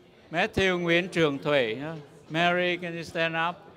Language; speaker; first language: English; non-native, fluent; Vietnamese